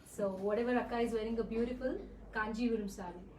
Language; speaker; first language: English; non-native, local second language; Telugu